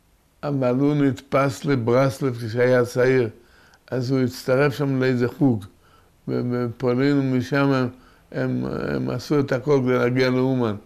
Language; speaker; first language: Hebrew; early bilingual, other home language; Yiddish